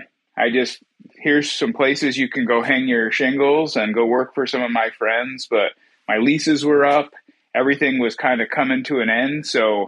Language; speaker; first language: English; native; English